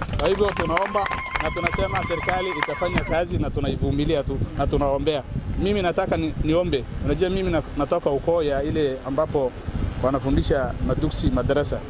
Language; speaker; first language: Swahili; non-native, local second language; Somali